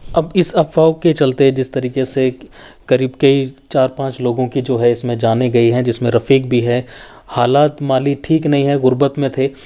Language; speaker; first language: Hindi; native; Hindi